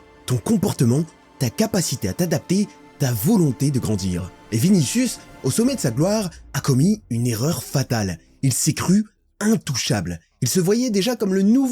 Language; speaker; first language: French; native; French